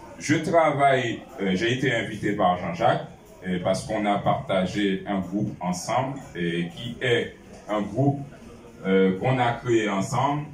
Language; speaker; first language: French; non-native, local second language; Haitian Creole